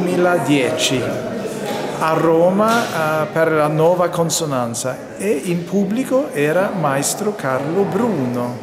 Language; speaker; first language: Italian; non-native, fluent; Swedish